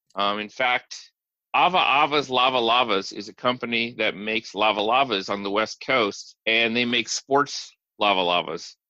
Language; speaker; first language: English; native; English